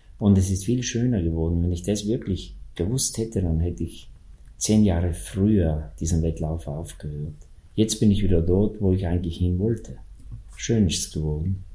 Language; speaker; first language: German; native; German